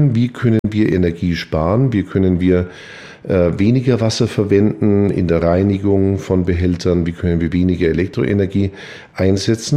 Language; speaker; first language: German; native; German